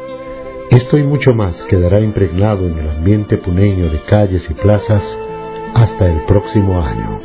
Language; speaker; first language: Spanish; native; Spanish